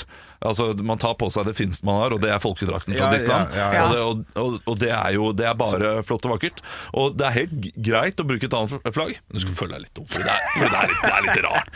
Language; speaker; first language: Norwegian; native; Norwegian